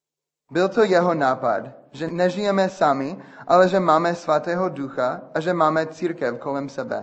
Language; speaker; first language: Czech; non-native, fluent; English